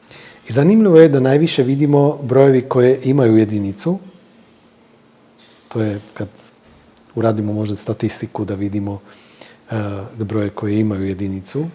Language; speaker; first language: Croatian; non-native, fluent; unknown